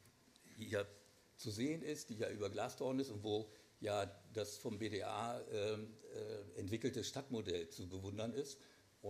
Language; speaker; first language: German; native; German